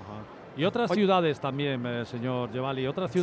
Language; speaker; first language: Spanish; native; Spanish